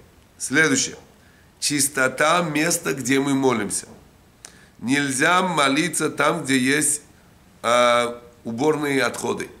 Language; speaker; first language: Russian; native; Russian